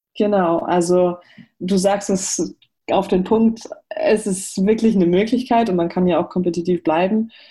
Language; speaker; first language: German; native; German